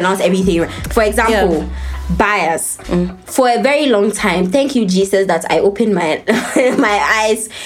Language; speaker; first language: English; non-native, local second language; Akan